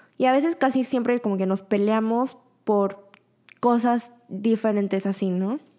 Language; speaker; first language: Spanish; early bilingual, other home language; Korean